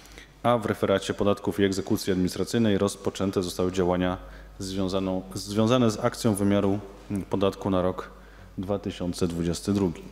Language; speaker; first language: Polish; native; Polish